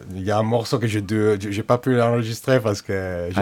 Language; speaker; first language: French; non-native, fluent; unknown